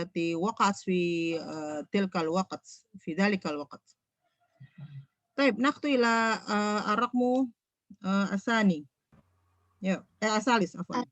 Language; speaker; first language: Arabic; non-native, fluent; Indonesian